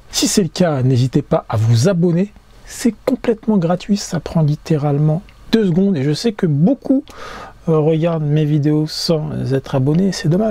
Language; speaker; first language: French; native; French